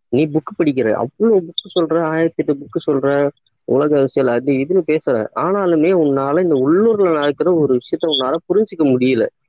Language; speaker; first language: Tamil; native; Tamil